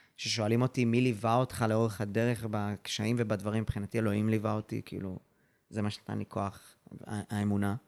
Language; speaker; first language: Hebrew; early bilingual, other home language; English